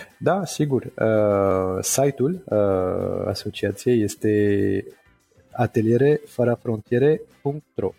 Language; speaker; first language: Romanian; non-native, fluent; French